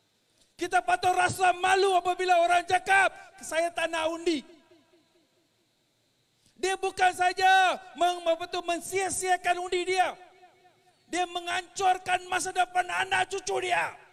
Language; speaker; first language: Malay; non-native, local second language; Tamil